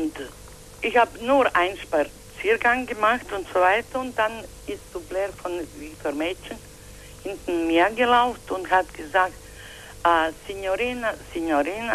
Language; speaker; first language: German; non-native, learner; Croatian